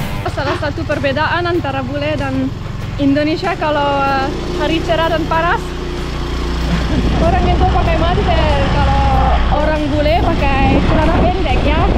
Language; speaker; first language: Indonesian; non-native, fluent; English